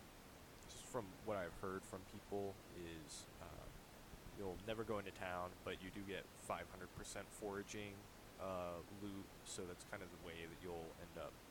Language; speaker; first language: English; native; English